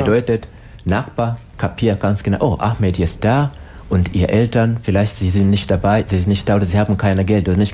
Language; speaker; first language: German; non-native, learner; Swahili